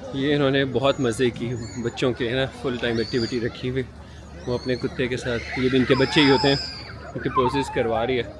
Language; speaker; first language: Urdu; non-native, local second language; Punjabi